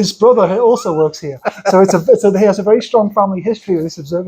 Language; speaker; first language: English; native; English